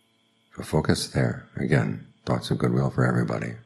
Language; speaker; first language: English; native; English